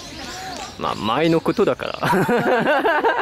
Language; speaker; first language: Japanese; non-native, fluent; French